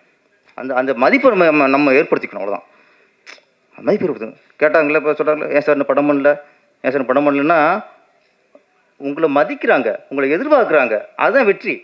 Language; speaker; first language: Tamil; native; Tamil